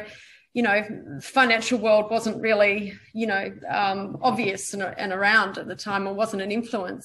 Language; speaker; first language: English; native; English